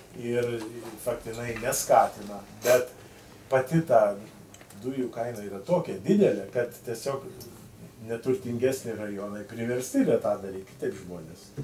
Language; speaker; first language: Lithuanian; early bilingual, heritage; Lithuanian